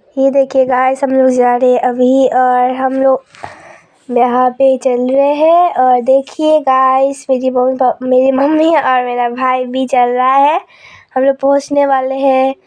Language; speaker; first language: Hindi; non-native, local second language; Manipuri